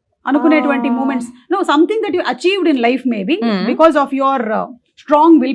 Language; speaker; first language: Telugu; native; Telugu